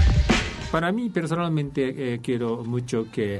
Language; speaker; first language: Spanish; non-native, fluent; Japanese